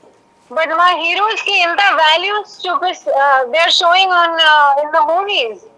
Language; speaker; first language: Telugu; non-native, learner; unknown